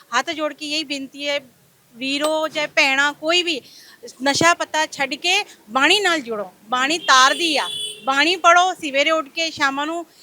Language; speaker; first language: Punjabi; non-native, local second language; Hindi